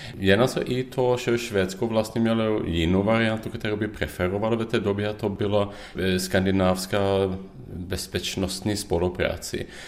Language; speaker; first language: Czech; non-native, fluent; Swedish